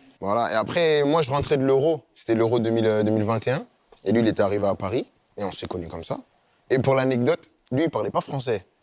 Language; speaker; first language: French; native; French